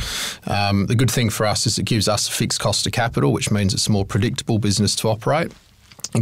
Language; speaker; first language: English; native; English